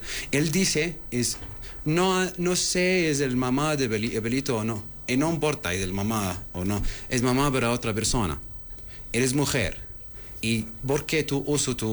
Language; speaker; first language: Spanish; non-native, learner; Arabic